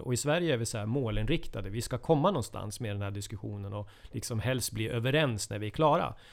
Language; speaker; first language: Swedish; native; Swedish